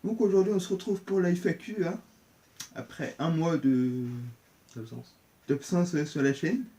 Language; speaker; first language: French; native; French